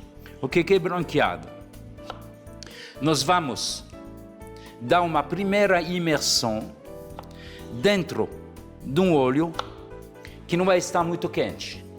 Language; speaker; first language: Portuguese; non-native, fluent; French